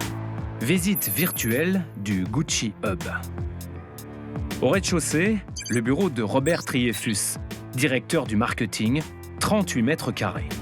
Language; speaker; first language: French; native; French